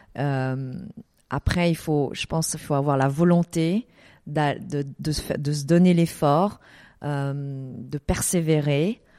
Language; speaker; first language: French; early bilingual, other home language; Vietnamese